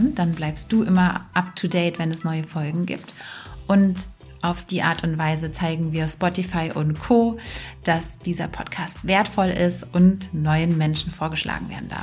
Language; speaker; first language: German; native; German